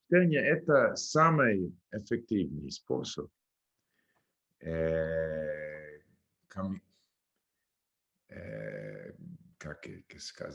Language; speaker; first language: Russian; non-native, learner; English